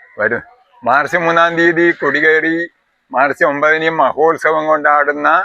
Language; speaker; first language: Malayalam; native; Malayalam